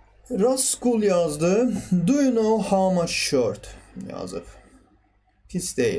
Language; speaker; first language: English; non-native, fluent; Azerbaijani